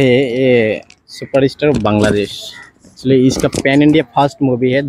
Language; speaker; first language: Hindi; non-native, learner; Bangla